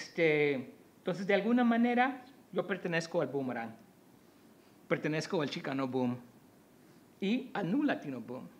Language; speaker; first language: Spanish; early bilingual, heritage; Spanish